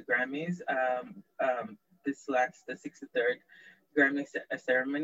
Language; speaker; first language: English; non-native, local second language; Yoruba